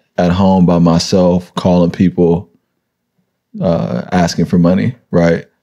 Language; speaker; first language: English; native; English